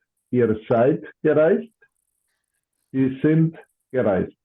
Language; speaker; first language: German; non-native, fluent; English